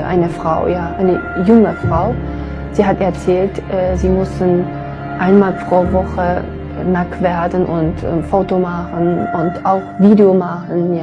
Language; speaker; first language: German; non-native, learner; Uyghur